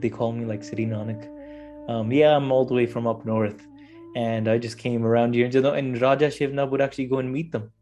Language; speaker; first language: English; early bilingual, other home language; Punjabi